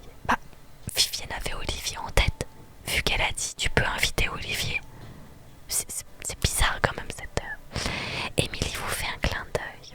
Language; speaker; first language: French; native; French